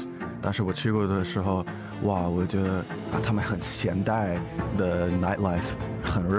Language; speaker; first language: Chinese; early bilingual, heritage; English